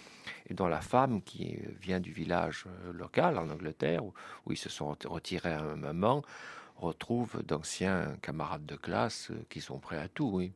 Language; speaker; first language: French; native; French